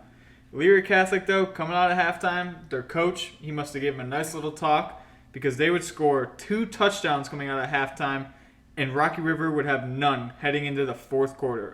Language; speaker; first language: English; native; English